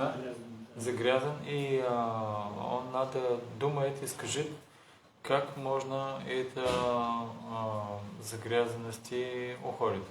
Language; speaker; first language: Russian; non-native, learner; Bulgarian